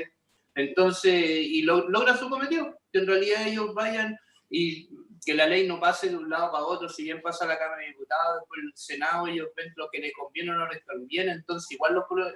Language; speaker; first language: Spanish; native; Spanish